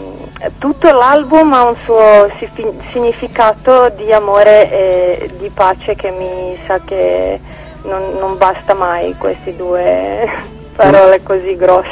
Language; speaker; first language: Italian; non-native, fluent; Croatian